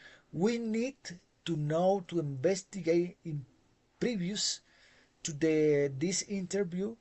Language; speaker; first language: English; non-native, fluent; Spanish